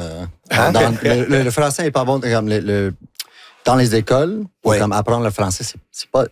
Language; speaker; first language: French; non-native, local second language; English